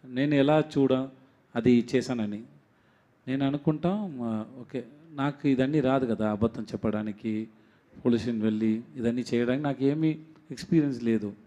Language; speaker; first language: Telugu; non-native, local second language; Tamil